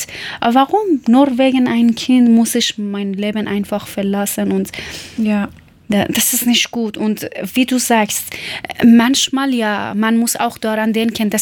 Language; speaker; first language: German; non-native, learner; Persian